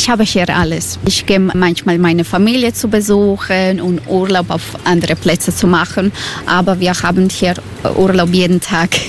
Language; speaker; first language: German; non-native, learner; Croatian